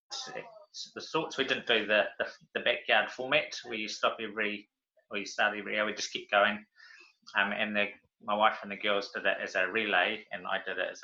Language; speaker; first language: English; native; English